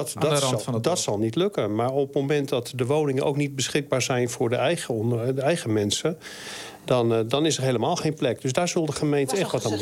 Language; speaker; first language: Dutch; native; Dutch